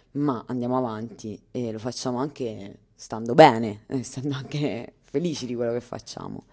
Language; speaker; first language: Italian; native; Italian